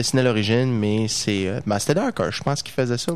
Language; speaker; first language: French; native; French